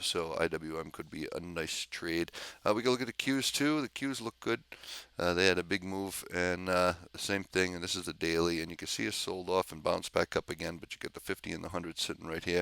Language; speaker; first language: English; native; English